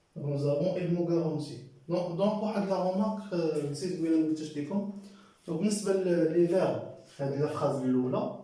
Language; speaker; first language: French; non-native, local second language; Arabic